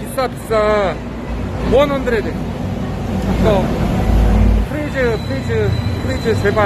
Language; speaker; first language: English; non-native, learner; Korean